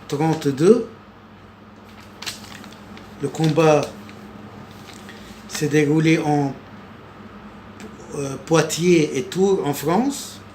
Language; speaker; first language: French; non-native, local second language; Arabic